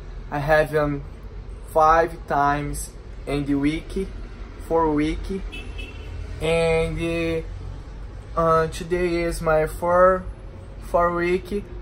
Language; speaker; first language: English; non-native, learner; Portuguese